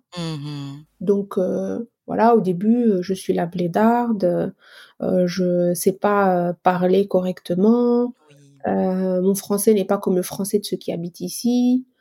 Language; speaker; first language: French; non-native, local second language; Arabic